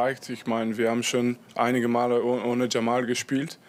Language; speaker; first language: German; non-native, fluent; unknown